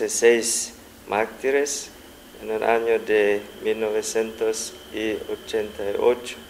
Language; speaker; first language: Spanish; non-native, fluent; Vietnamese